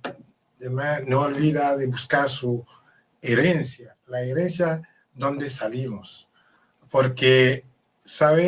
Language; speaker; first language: Spanish; non-native, fluent; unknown